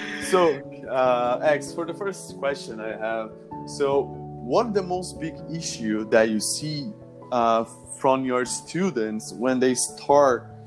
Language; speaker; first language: English; non-native, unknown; Portuguese